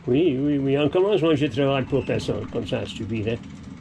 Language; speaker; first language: French; non-native, learner; English